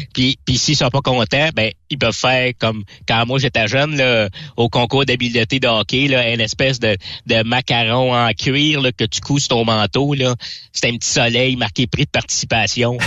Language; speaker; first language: French; native; French